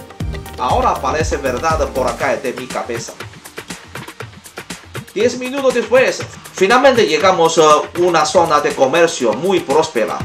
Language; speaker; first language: Spanish; non-native, learner; Chinese